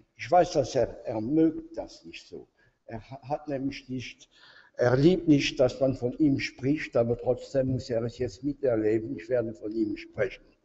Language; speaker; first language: German; non-native, fluent; French